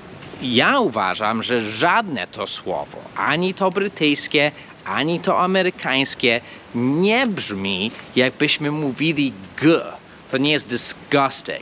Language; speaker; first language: Polish; non-native, fluent; English